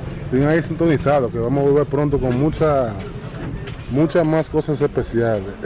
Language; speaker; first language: Spanish; early bilingual, heritage; Spanish